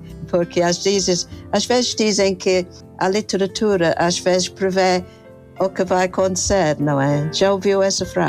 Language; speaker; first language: Portuguese; non-native, fluent; English